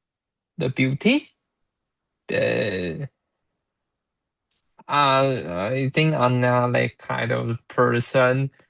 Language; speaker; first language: English; non-native, learner; Chinese